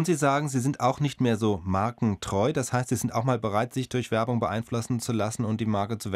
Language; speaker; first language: German; native; German